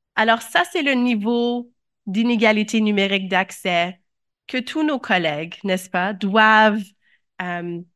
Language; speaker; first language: French; native; French